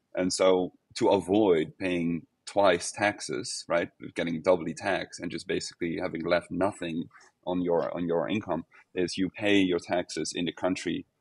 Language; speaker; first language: English; non-native, fluent; Dutch